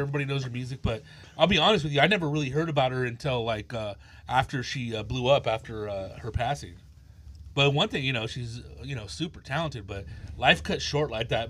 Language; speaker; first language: English; early bilingual, other home language; Spanish